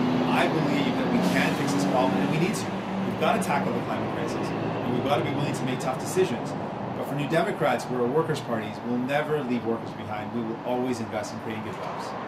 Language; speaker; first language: English; native; English